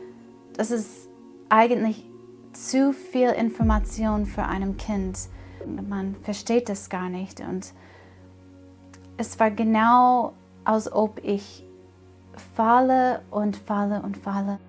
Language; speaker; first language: German; non-native, fluent; English